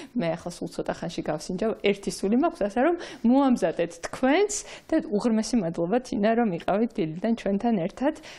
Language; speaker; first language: Georgian; native; Georgian